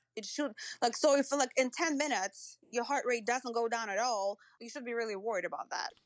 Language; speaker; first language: English; non-native, fluent; Russian